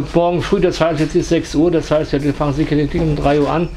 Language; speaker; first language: German; native; German